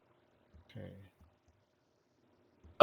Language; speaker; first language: English; non-native, learner; Polish